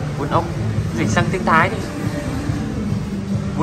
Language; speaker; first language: Vietnamese; native; Vietnamese